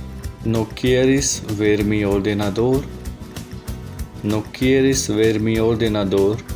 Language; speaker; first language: Spanish; non-native, fluent; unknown